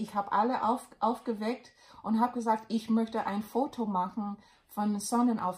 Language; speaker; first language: German; non-native, learner; English